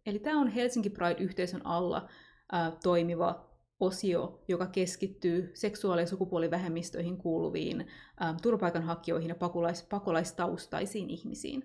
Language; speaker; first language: Finnish; native; Finnish